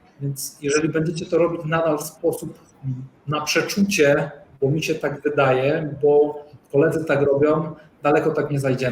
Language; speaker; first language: Polish; native; Polish